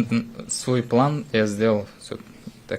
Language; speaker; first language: Russian; non-native, fluent; Uzbek